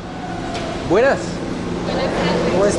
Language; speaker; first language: Spanish; non-native, learner; French